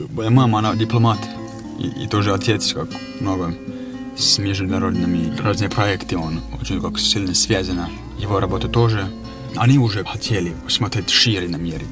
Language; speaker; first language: Russian; non-native, fluent; Finnish